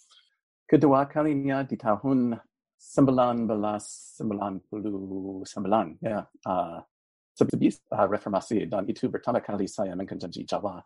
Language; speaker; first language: Indonesian; non-native, fluent; English